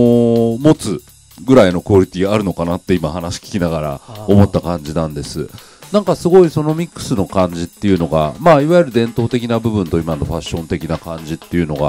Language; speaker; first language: Japanese; native; Japanese